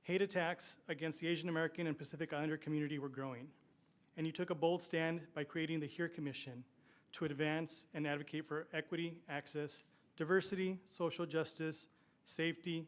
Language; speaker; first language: English; native; English